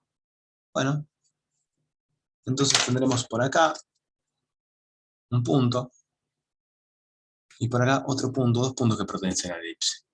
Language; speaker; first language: Spanish; native; Spanish